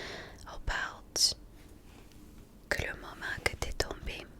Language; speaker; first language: French; non-native, fluent; English